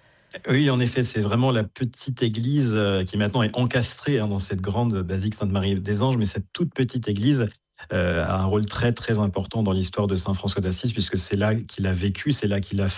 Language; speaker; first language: French; native; French